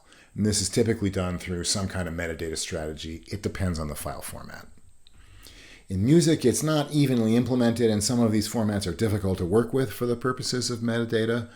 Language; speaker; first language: English; native; English